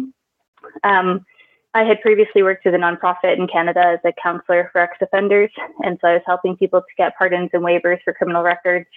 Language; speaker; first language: English; native; English